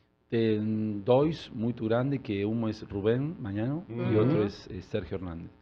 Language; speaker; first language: Portuguese; non-native, learner; Spanish